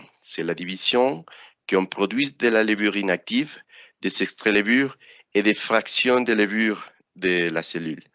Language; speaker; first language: French; non-native, fluent; Spanish